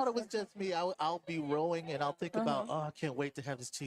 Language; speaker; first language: English; native; English